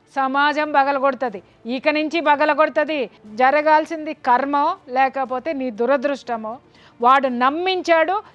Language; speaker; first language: Telugu; native; Telugu